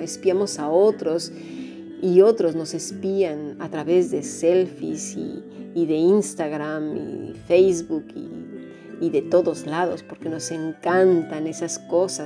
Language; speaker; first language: Spanish; native; Spanish